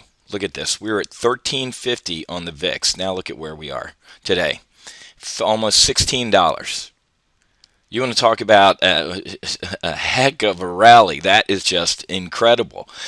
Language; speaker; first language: English; native; English